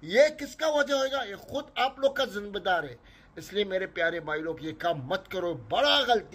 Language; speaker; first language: Hindi; non-native, learner; Arabic